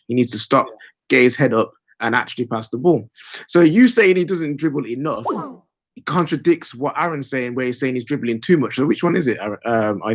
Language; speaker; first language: English; native; English